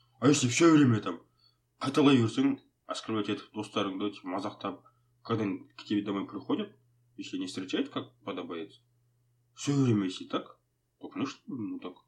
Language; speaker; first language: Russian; non-native, local second language; Kazakh